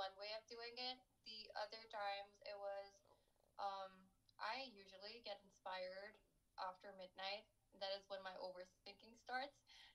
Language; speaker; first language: English; non-native, local second language; Urdu